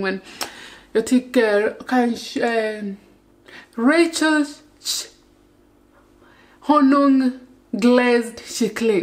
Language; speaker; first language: Swedish; non-native, learner; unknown